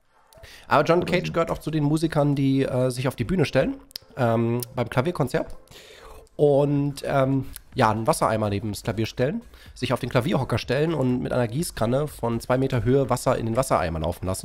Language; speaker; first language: German; native; German